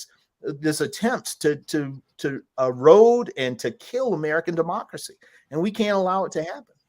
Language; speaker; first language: English; native; English